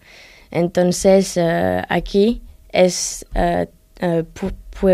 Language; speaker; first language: Spanish; non-native, learner; French